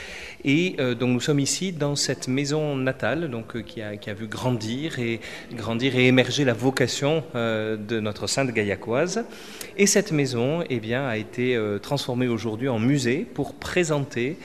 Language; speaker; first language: French; native; French